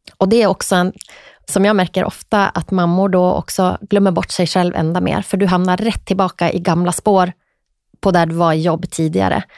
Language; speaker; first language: Swedish; native; Swedish